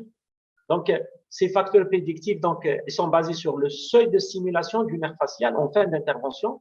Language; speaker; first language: French; non-native, local second language; Arabic